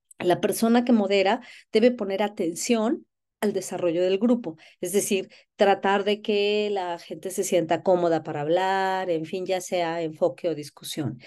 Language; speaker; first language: Spanish; native; Spanish